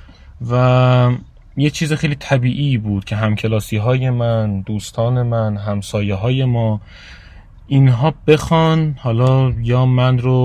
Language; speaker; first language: Persian; native; Persian